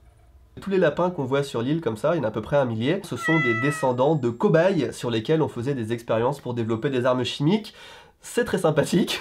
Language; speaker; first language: French; native; French